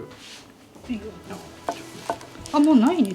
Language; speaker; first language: Japanese; native; Japanese